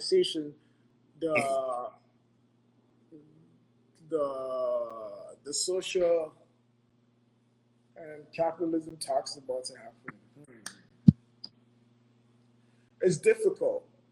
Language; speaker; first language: English; non-native, local second language; Akan